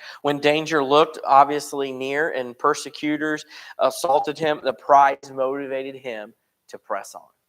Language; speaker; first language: English; native; English